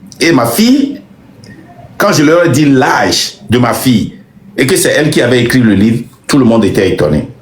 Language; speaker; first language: French; non-native, local second language; Ewe